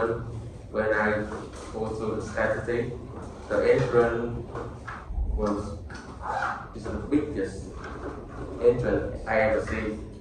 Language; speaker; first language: English; non-native, learner; Vietnamese